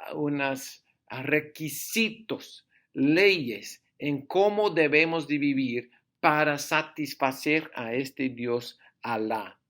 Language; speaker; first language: Spanish; non-native, fluent; English